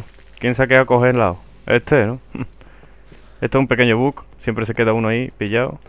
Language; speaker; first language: Spanish; native; Spanish